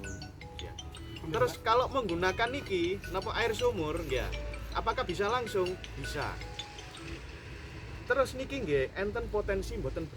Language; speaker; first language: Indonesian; non-native, local second language; Javanese